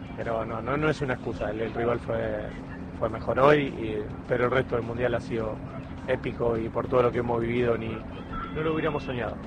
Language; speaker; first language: Spanish; native; Spanish